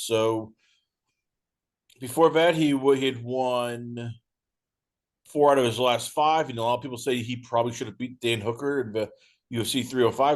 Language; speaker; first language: English; native; English